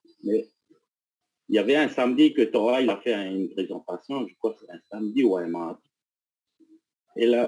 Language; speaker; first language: French; non-native, local second language; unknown